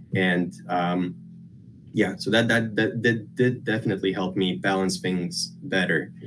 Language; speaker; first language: English; non-native, fluent; Lithuanian